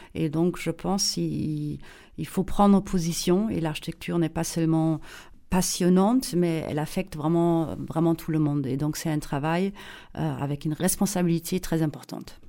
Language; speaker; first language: French; non-native, fluent; German